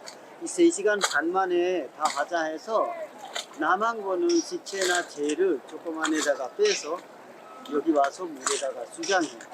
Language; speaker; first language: Korean; non-native, fluent; Hindi